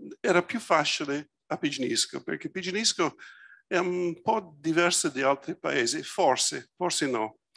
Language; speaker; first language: Italian; early bilingual, heritage; Italian